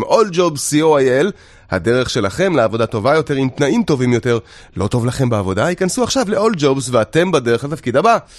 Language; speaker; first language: Hebrew; native; Hebrew